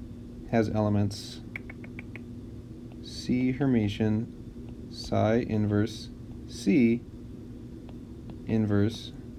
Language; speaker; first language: English; native; English